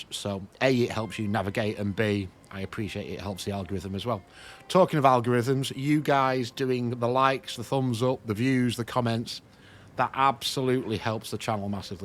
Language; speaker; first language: English; native; English